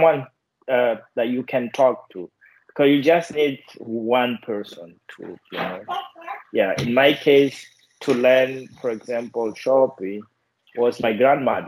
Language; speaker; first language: English; non-native, fluent; Portuguese